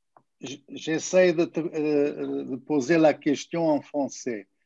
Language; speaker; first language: French; non-native, fluent; Portuguese